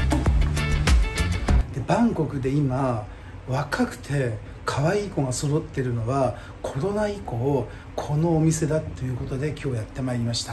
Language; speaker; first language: Japanese; native; Japanese